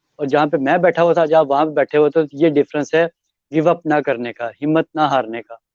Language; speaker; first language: Urdu; non-native, local second language; Punjabi